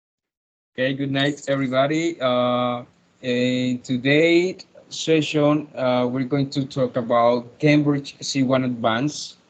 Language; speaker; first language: English; non-native, fluent; Spanish